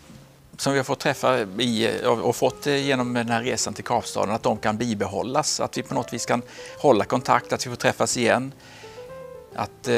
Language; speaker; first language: Swedish; native; Swedish